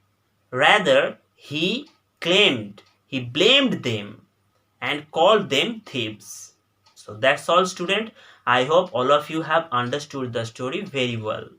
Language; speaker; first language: English; non-native, local second language; Bangla